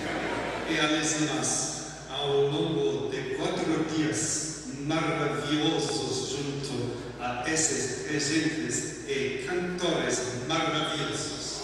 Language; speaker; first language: Portuguese; non-native, learner; English